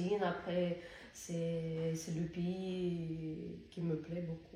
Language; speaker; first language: French; non-native, learner; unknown